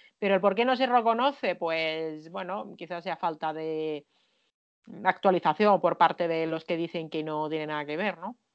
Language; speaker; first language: Spanish; non-native, fluent; Finnish